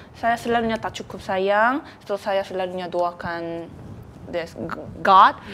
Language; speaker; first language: Malay; non-native, learner; Korean